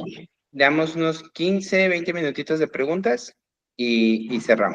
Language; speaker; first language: Spanish; native; Spanish